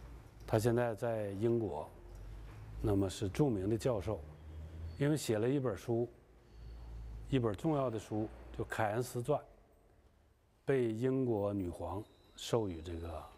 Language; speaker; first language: Chinese; native; Chinese